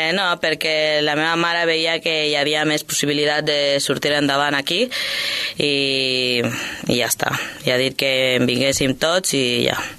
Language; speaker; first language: Catalan; early bilingual, other home language; Spanish